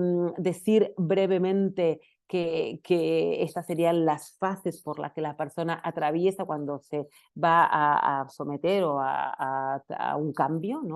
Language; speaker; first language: Spanish; native; Spanish